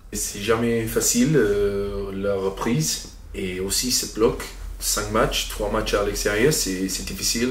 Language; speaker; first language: French; non-native, fluent; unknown